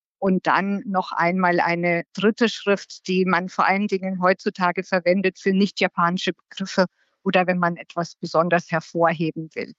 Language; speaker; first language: German; native; German